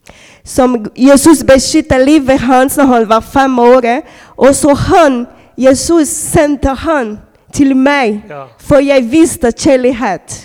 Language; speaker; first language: Norwegian; non-native, learner; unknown